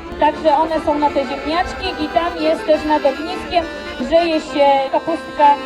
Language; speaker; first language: Polish; native; Polish